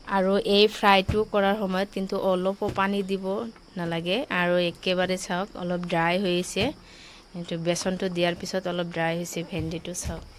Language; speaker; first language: Assamese; native; Assamese